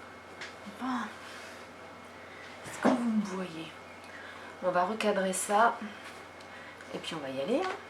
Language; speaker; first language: French; native; French